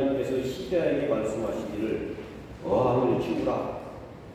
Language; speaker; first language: Korean; native; Korean